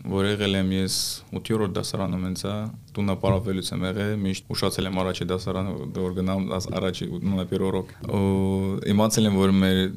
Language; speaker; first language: Armenian; early bilingual, heritage; Armenian